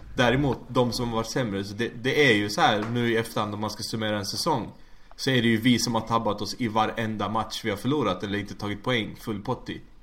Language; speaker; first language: Swedish; early bilingual, other home language; Arabic